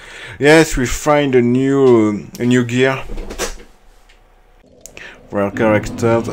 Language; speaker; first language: English; non-native, learner; French